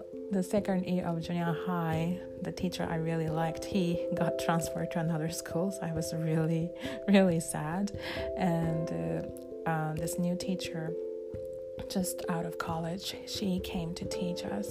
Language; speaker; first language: English; non-native, fluent; Japanese